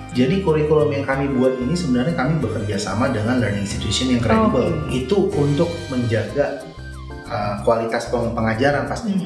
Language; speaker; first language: Indonesian; native; Indonesian